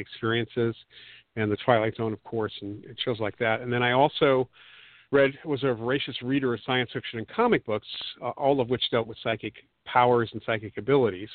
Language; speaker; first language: English; native; English